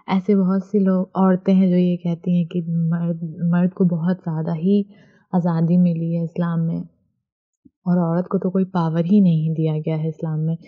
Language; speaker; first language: Hindi; native; Hindi